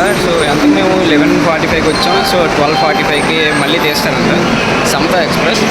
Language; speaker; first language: Telugu; native; Telugu